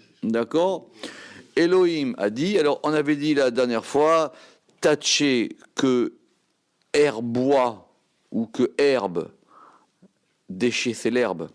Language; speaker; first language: French; native; French